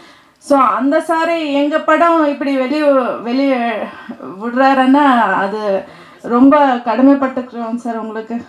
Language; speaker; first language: Tamil; non-native, fluent; Telugu